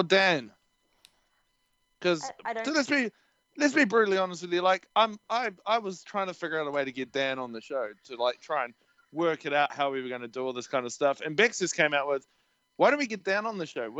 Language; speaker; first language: English; native; English